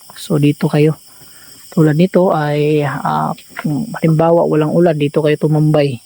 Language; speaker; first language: Filipino; non-native, local second language; Cebuano